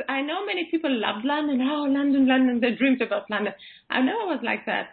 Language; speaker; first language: English; non-native, fluent; Russian